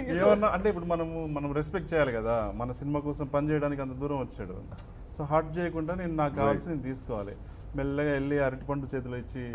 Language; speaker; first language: Telugu; native; Telugu